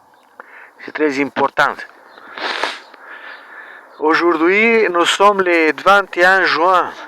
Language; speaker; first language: French; non-native, learner; Romanian